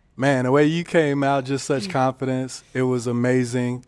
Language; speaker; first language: English; native; English